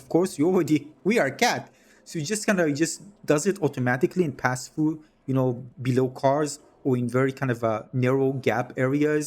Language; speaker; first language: English; non-native, fluent; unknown